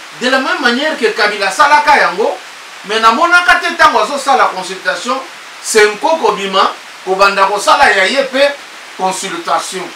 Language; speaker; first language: Lingala; native; Lingala